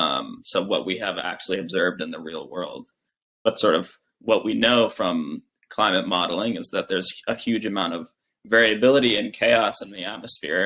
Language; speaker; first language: English; native; English